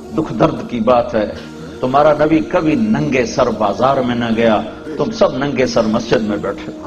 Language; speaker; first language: Urdu; non-native, local second language; Saraiki